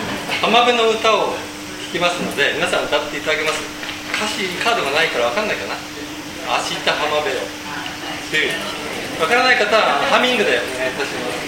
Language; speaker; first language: Japanese; native; Japanese